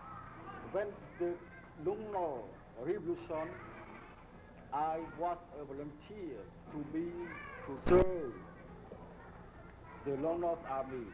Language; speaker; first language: English; non-native, learner; Khmer